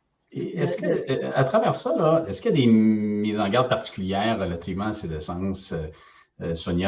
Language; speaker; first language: French; native; French